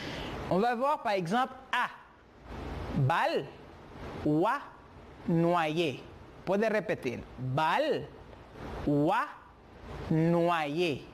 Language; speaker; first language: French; non-native, fluent; Spanish